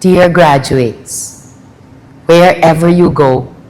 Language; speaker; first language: English; non-native, local second language; Filipino